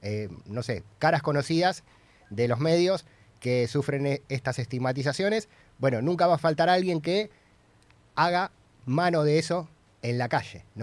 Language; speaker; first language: Spanish; native; Spanish